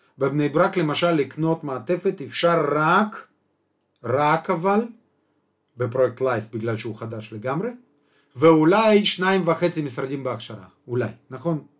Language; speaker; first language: Hebrew; non-native, fluent; Russian